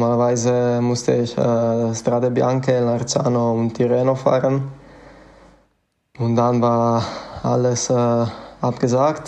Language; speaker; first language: German; non-native, fluent; Italian